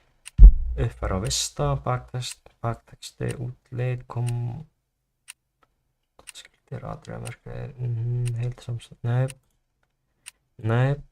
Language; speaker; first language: Icelandic; non-native, learner; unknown